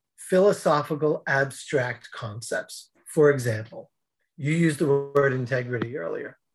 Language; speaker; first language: English; native; English